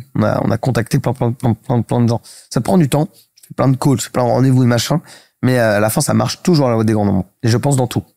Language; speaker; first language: French; native; French